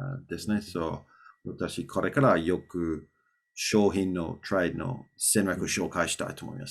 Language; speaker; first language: Japanese; non-native, learner; English